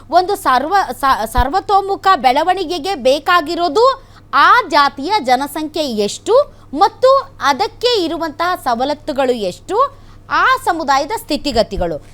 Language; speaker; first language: Kannada; native; Kannada